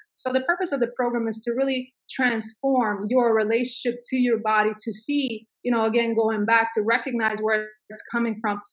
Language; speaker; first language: English; early bilingual, other home language; Swedish